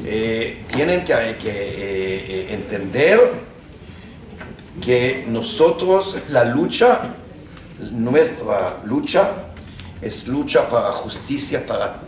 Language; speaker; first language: Spanish; non-native, fluent; Hebrew